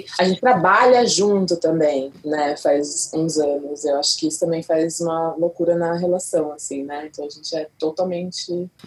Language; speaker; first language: Portuguese; native; Portuguese